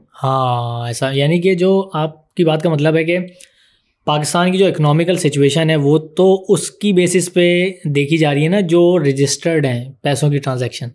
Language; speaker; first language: Urdu; native; Urdu